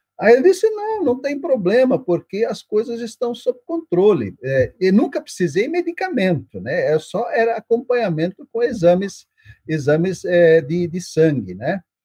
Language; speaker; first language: Portuguese; non-native, local second language; German